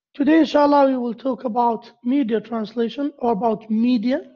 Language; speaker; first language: English; non-native, fluent; Arabic